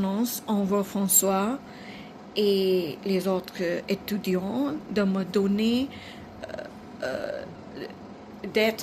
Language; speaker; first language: French; non-native, fluent; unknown